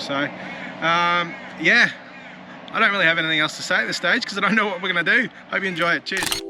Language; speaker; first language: English; native; English